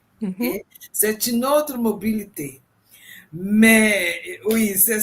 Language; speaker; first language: French; non-native, fluent; Portuguese